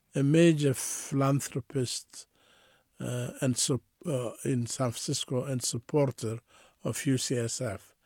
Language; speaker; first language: English; non-native, fluent; Tigrinya